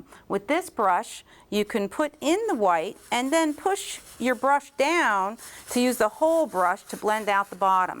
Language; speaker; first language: English; native; English